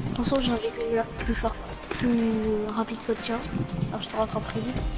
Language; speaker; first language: French; native; French